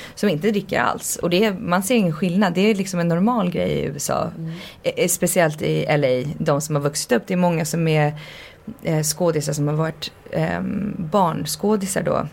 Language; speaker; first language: Swedish; early bilingual, heritage; Swedish